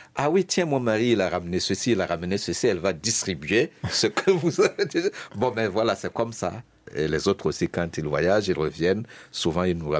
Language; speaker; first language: French; non-native, local second language; Mossi